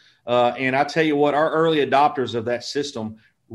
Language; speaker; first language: English; native; English